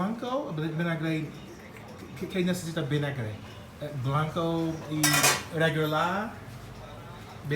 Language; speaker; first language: Spanish; non-native, learner; English